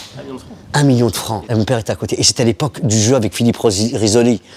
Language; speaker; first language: French; native; French